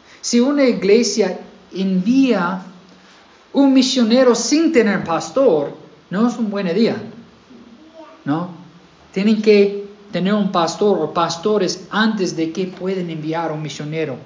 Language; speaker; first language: Spanish; non-native, fluent; English